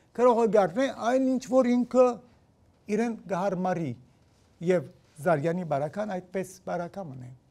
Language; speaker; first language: Armenian; early bilingual, heritage; Armenian